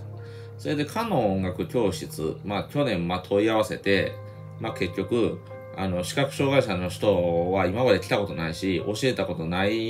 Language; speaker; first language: Japanese; native; Japanese